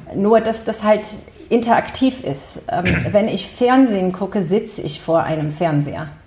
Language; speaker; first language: German; early bilingual, heritage; German